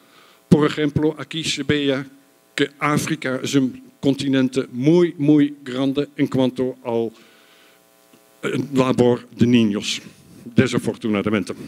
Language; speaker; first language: Spanish; non-native, fluent; Dutch